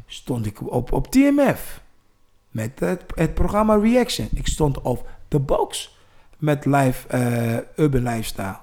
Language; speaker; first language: Dutch; non-native, fluent; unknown